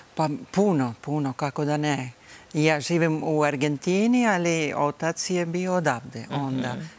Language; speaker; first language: Bosnian; early bilingual, heritage; Bosnian